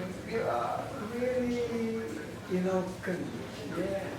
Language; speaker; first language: English; non-native, learner; Indonesian